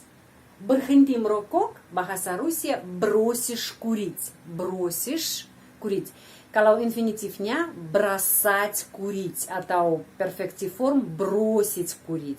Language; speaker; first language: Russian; non-native, fluent; Indonesian